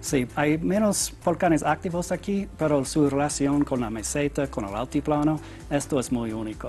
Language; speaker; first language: Spanish; non-native, learner; English